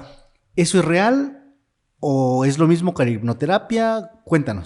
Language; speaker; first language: Spanish; native; Spanish